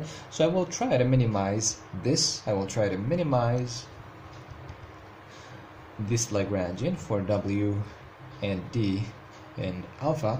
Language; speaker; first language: English; non-native, fluent; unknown